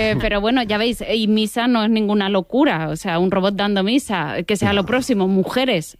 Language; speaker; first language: Spanish; native; Spanish